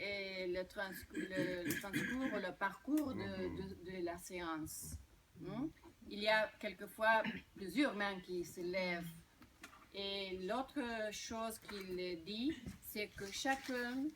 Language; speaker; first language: French; non-native, fluent; Spanish